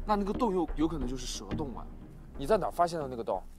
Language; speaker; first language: Chinese; native; Chinese